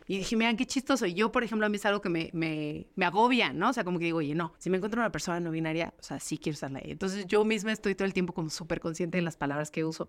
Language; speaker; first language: Spanish; native; Spanish